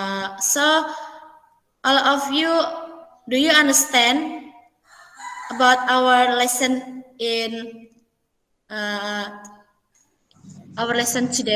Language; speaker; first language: English; non-native, fluent; Indonesian